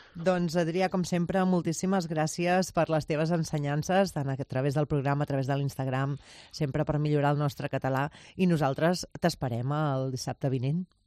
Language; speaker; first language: Catalan; native; Catalan